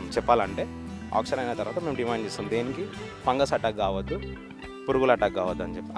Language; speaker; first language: Telugu; native; Telugu